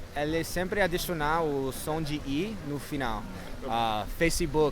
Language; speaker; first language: Portuguese; non-native, learner; English